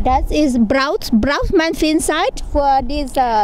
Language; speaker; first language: German; non-native, learner; Thai